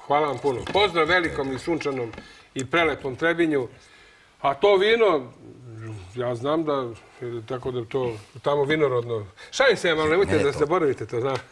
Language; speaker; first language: Croatian; native; Croatian